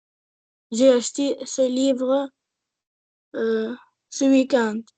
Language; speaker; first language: French; non-native, learner; Arabic